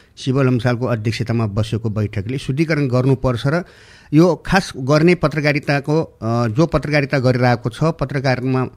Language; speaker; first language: Nepali; native; Nepali